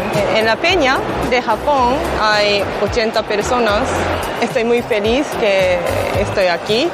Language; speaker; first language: Spanish; non-native, learner; Japanese